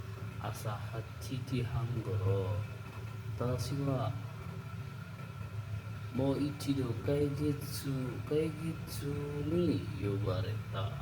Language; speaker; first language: Japanese; non-native, learner; Indonesian